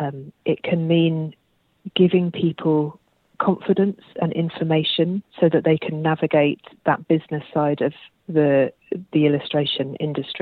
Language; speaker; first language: English; native; English